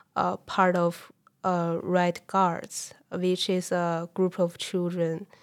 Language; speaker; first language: English; non-native, fluent; Chinese